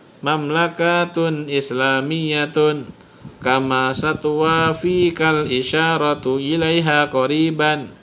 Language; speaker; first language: Arabic; non-native, fluent; Indonesian